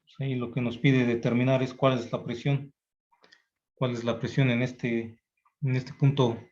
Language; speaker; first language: Spanish; native; Spanish